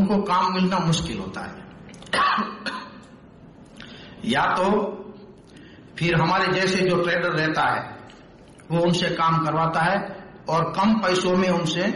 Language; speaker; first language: Hindi; non-native, local second language; Kachhi